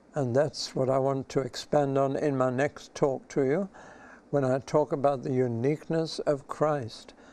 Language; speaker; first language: English; native; English